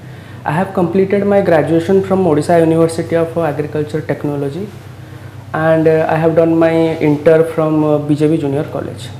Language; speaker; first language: English; non-native, local second language; Odia